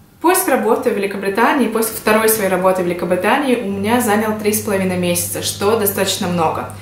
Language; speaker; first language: Russian; native; Russian